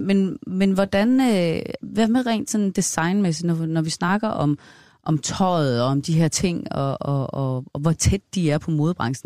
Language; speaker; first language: Danish; native; Danish